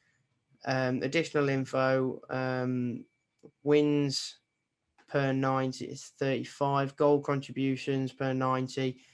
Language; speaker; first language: English; native; English